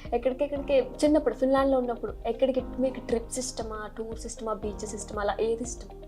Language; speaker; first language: Telugu; native; Telugu